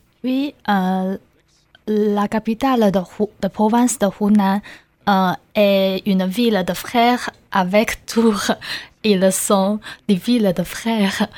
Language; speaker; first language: French; non-native, learner; Chinese